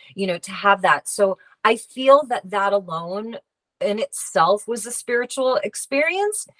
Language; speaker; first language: English; native; English